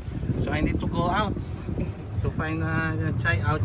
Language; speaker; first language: English; non-native, local second language; Filipino